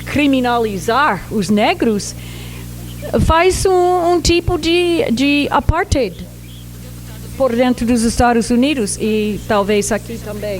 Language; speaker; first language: Portuguese; non-native, fluent; English